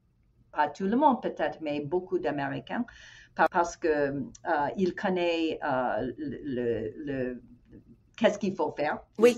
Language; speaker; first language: French; non-native, fluent; English